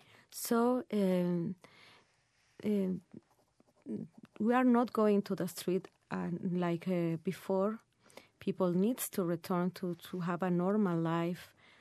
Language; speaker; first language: English; non-native, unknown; Spanish